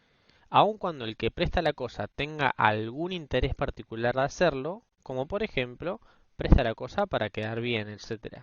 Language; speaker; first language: Spanish; native; Spanish